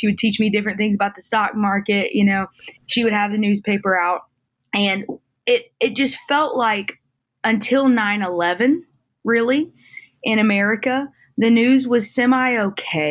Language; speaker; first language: English; native; English